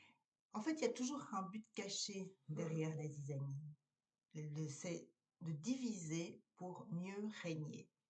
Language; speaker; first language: French; native; French